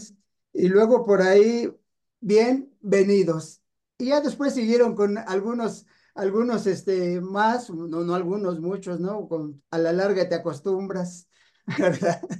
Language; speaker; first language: Spanish; native; Spanish